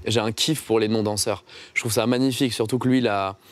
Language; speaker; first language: French; native; French